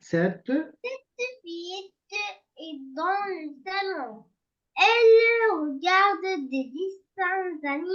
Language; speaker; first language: French; non-native, learner; Arabic